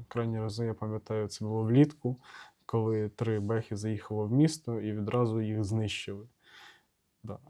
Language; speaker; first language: Ukrainian; native; Ukrainian